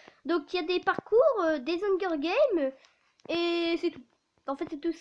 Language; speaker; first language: French; native; French